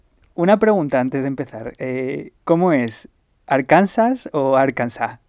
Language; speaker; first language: Spanish; native; Spanish